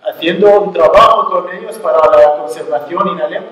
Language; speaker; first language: Spanish; non-native, learner; Arabic